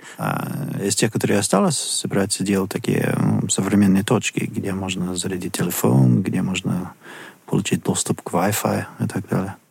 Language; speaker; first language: Russian; non-native, fluent; English